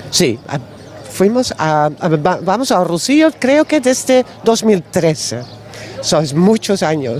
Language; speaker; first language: Spanish; non-native, learner; Dutch